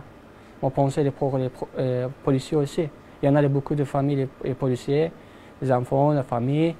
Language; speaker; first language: French; non-native, learner; Azerbaijani